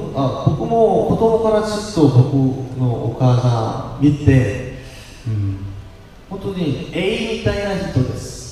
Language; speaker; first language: Japanese; non-native, learner; Korean